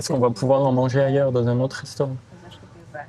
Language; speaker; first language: French; native; French